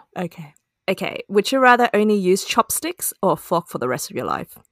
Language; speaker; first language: English; non-native, local second language; Cantonese